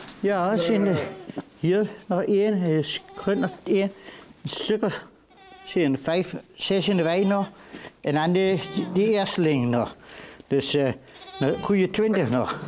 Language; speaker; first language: Dutch; native; Dutch